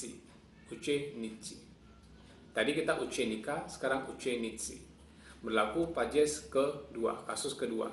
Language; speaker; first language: Indonesian; non-native, local second language; Javanese